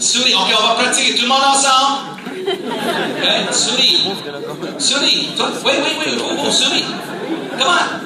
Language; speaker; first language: French; non-native, fluent; English